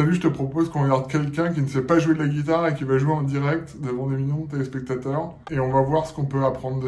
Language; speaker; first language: French; native; French